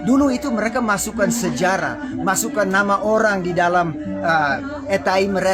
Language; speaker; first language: Indonesian; non-native, local second language; English